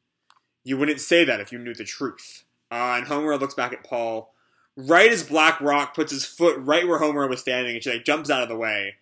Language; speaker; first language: English; native; English